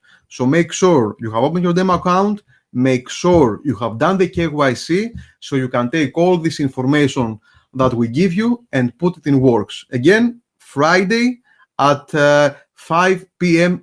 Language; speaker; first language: English; non-native, fluent; Greek